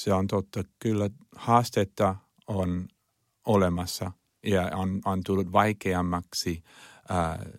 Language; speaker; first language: Finnish; non-native, learner; Chinese